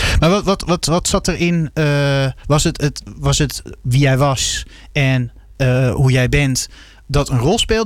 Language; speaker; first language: Dutch; native; Dutch